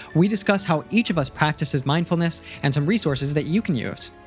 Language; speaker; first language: English; native; English